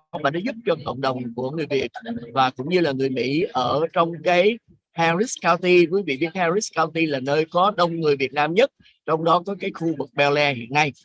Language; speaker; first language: Vietnamese; native; Vietnamese